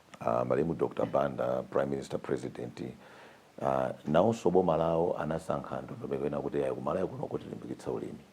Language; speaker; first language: Nyanja; native; Nyanja